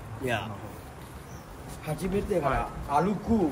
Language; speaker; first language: Japanese; non-native, learner; Thai